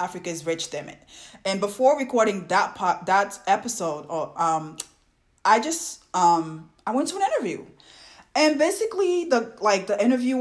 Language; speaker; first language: English; non-native, fluent; French